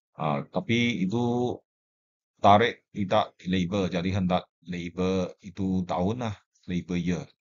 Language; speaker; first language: Malay; non-native, local second language; Chinese